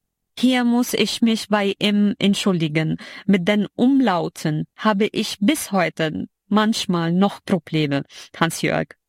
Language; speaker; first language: German; non-native, fluent; Arabic